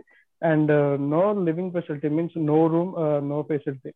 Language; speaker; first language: English; non-native, local second language; Telugu